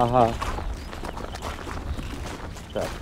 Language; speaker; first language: Russian; non-native, learner; Dutch